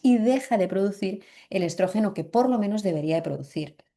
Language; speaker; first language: Spanish; native; Spanish